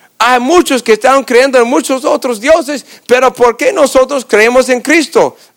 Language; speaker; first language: Spanish; non-native, fluent; English